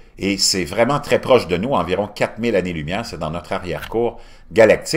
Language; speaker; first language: French; native; French